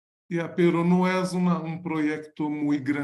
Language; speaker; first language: Spanish; non-native, learner; Portuguese